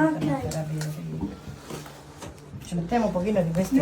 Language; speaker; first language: Italian; native; Italian